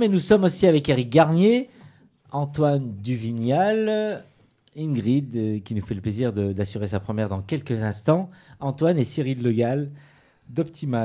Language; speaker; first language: French; native; French